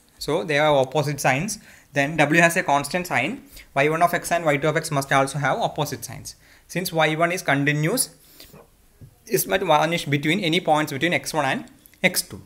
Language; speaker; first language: English; non-native, local second language; Malayalam